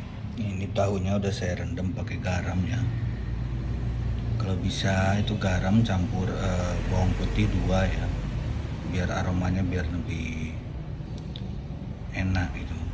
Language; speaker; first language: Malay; non-native, local second language; Javanese